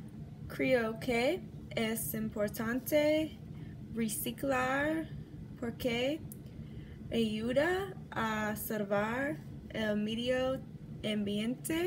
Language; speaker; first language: Spanish; non-native, learner; English